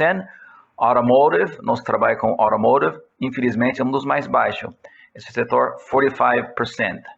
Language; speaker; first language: Portuguese; non-native, fluent; English